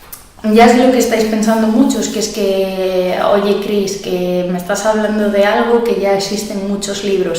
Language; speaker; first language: Spanish; native; Spanish